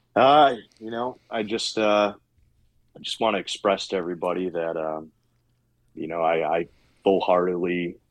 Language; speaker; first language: English; native; English